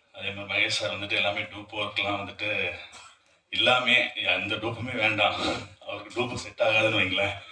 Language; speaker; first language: Tamil; native; Tamil